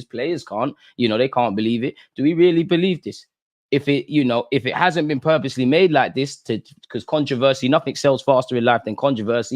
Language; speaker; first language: English; native; English